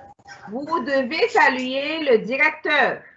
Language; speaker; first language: French; non-native, fluent; Arabic